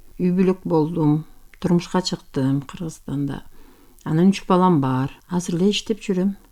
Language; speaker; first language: Kyrgyz; non-native, local second language; Turkish